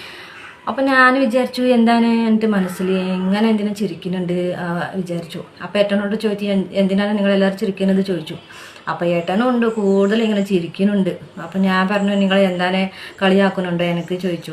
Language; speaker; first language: Malayalam; non-native, local second language; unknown